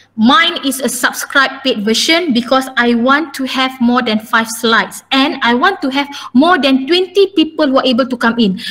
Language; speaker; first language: English; non-native, local second language; Malay